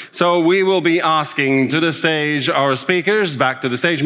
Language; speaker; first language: English; non-native, fluent; Latvian